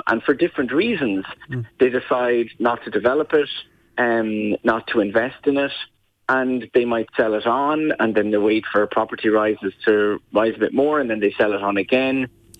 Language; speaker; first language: English; native; English